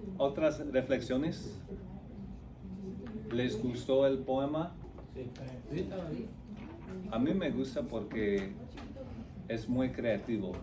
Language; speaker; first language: Spanish; non-native, fluent; English